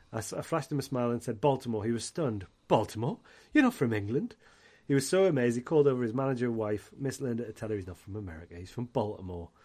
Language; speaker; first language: English; native; English